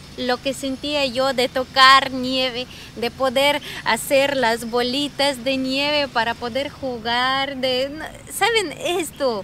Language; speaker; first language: Spanish; non-native, fluent; Ukrainian